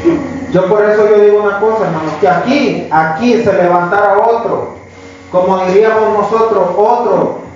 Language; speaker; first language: Spanish; native; Spanish